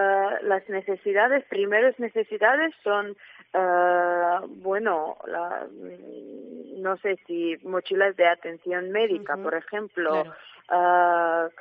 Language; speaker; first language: Spanish; non-native, fluent; Ukrainian